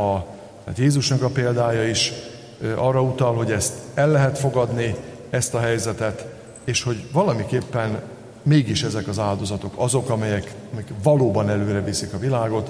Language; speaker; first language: Hungarian; native; Hungarian